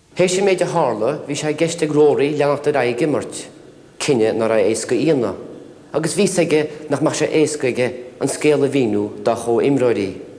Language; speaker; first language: Irish; native; Irish